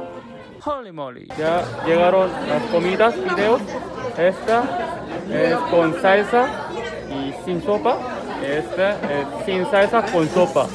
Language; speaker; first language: Spanish; non-native, learner; Korean